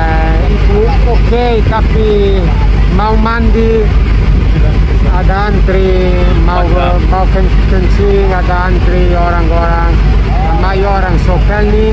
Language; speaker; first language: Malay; non-native, learner; Italian